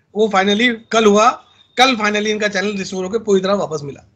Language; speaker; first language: Hindi; native; Hindi